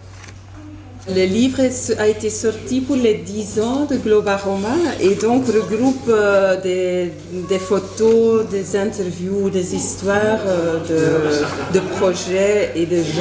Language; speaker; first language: French; native; French